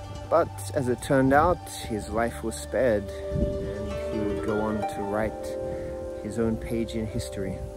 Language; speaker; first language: English; native; English